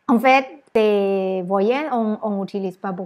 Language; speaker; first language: French; non-native, learner; Thai